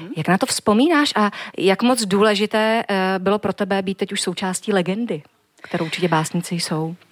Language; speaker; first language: Czech; native; Czech